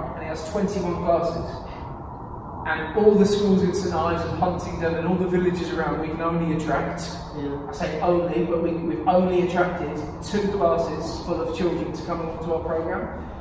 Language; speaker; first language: English; native; English